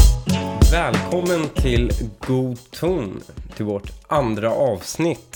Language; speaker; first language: Swedish; native; Swedish